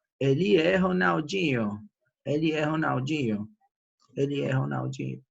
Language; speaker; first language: Portuguese; non-native, fluent; Spanish